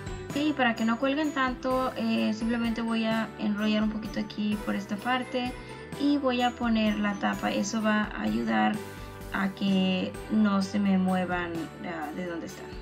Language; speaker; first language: Spanish; native; Spanish